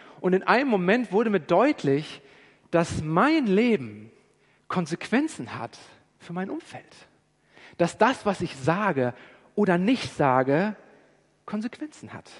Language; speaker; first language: German; native; German